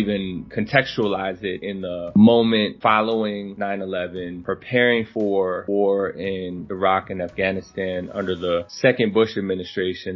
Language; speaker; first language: English; native; English